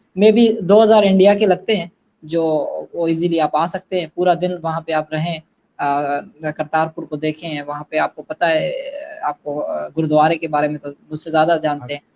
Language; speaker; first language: Urdu; non-native, local second language; Sindhi